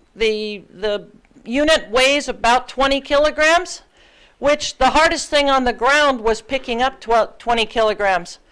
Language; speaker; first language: English; early bilingual, other home language; Ukrainian